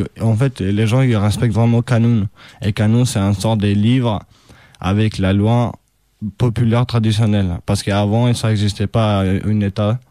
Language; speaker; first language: French; non-native, fluent; Albanian